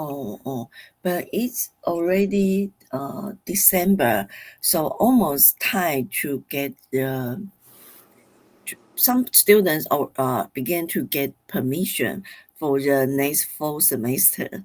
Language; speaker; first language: English; non-native, fluent; Chinese